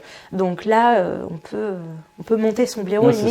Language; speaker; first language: French; native; French